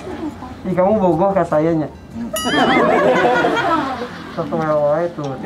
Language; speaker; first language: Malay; non-native, local second language; Sundanese